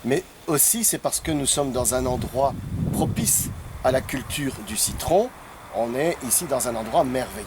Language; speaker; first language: French; native; French